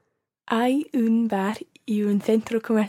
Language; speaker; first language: Spanish; non-native, learner; English